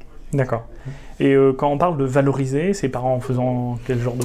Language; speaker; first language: French; native; French